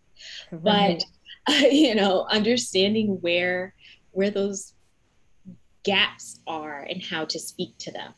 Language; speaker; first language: English; native; English